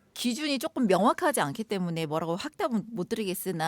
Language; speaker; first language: Korean; native; Korean